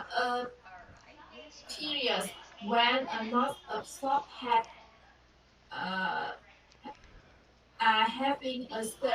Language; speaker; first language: English; non-native, learner; Vietnamese